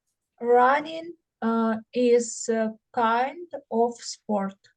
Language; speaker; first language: English; non-native, learner; Ukrainian